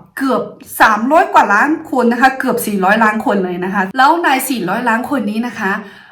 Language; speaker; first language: Thai; non-native, fluent; Chinese